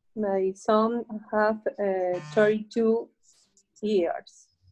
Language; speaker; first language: English; non-native, learner; Spanish